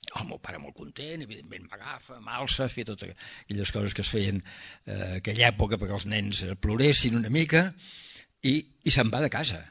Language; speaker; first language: Catalan; early bilingual, heritage; Catalan